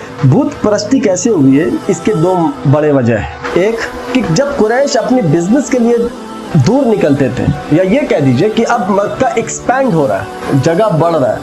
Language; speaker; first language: Urdu; native; Urdu